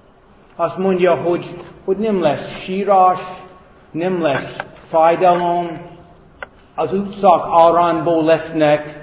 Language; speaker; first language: Hungarian; non-native, fluent; English